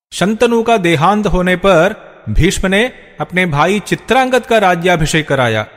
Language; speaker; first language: Hindi; native; Hindi